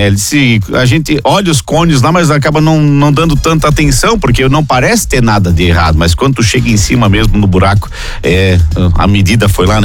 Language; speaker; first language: Portuguese; native; Portuguese